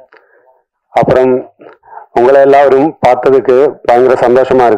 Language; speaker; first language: Tamil; non-native, learner; Malayalam